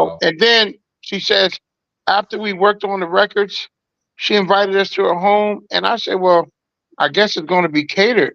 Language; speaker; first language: English; native; English